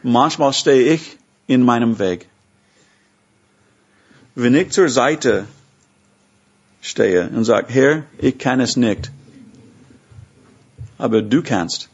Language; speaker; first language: German; non-native, fluent; English